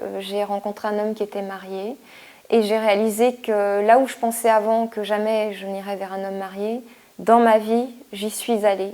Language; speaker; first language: French; native; French